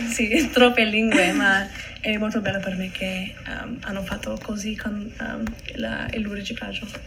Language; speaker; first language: Italian; non-native, learner; English